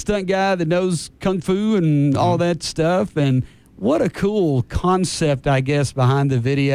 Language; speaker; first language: English; native; English